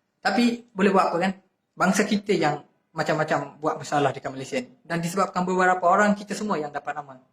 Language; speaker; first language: Malay; non-native, fluent; Bangla